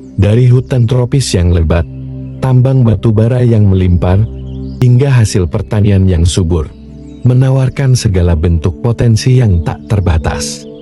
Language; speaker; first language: Indonesian; native; Indonesian